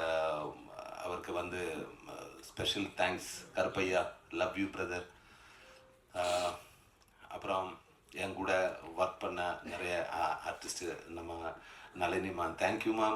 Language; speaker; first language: Tamil; non-native, learner; Malayalam